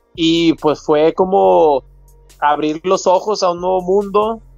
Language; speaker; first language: Spanish; native; Spanish